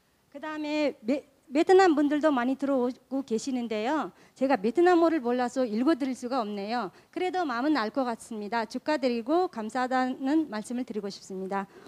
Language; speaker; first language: Korean; non-native, fluent; Kazakh